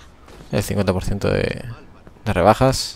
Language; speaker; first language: Spanish; native; Spanish